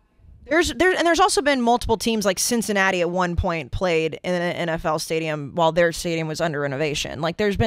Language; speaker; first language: English; native; English